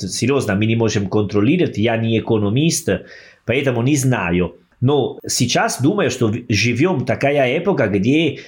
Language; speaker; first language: Russian; non-native, fluent; Italian